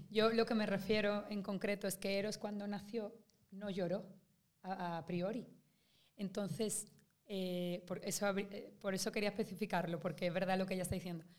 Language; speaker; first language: Spanish; native; Spanish